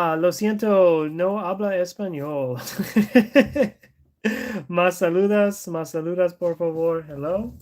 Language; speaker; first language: Spanish; non-native, learner; English